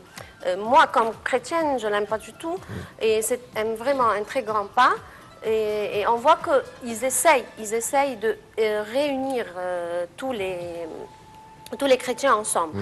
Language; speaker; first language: French; non-native, fluent; Arabic